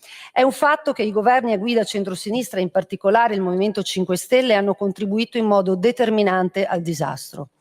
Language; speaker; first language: Italian; native; Italian